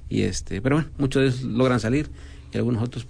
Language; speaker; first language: Spanish; native; Spanish